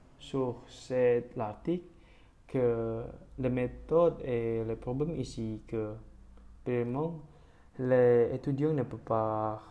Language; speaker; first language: French; non-native, learner; Indonesian